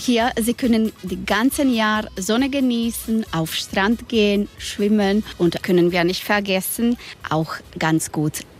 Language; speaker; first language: German; non-native, learner; Spanish